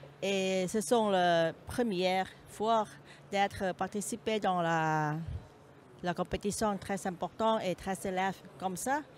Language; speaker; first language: French; non-native, learner; Thai